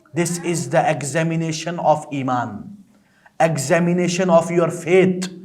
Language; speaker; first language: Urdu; non-native, local second language; Balti